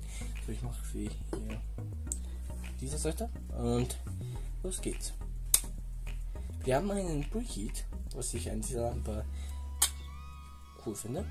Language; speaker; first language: German; non-native, fluent; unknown